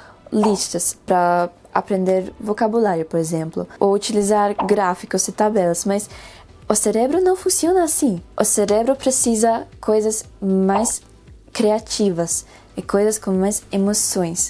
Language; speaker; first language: Portuguese; non-native, fluent; Spanish